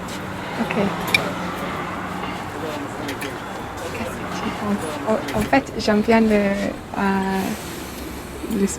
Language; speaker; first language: French; non-native, fluent; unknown